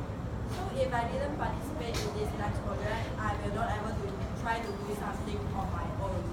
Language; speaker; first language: English; non-native, local second language; Malay